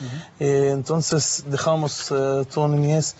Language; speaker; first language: Spanish; non-native, fluent; Arabic